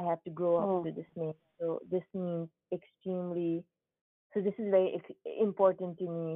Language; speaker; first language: English; non-native, local second language; Nepali